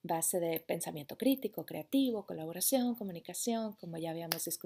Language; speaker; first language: Spanish; native; Spanish